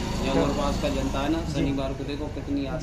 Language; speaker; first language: Hindi; native; Hindi